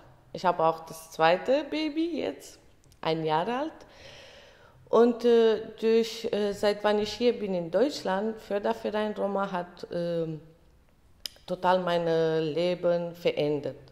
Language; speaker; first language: German; early bilingual, other home language; Romany